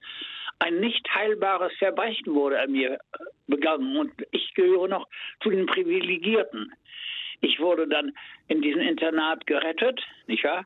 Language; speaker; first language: German; native; German